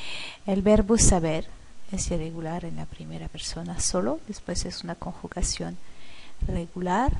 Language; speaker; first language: Spanish; non-native, fluent; French